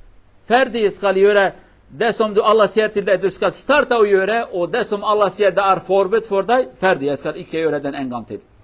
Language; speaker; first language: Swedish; non-native, learner; Kurdish